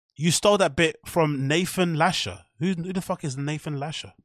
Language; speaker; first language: English; native; English